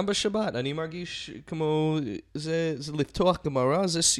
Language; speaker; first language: Hebrew; non-native, fluent; English